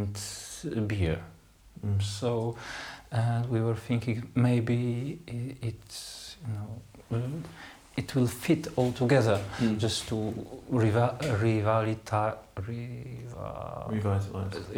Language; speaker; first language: English; non-native, fluent; Polish